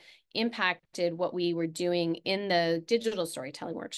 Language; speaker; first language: English; native; English